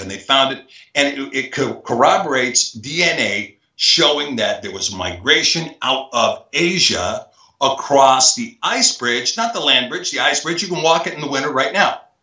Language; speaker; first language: English; native; English